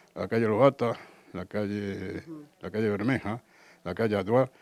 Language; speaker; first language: Spanish; native; Spanish